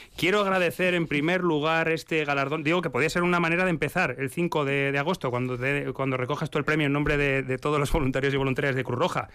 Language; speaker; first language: Spanish; native; Spanish